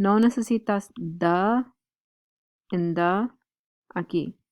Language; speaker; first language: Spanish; non-native, fluent; English